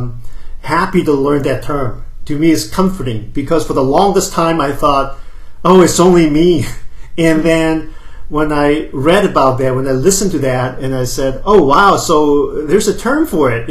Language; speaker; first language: English; non-native, local second language; Cantonese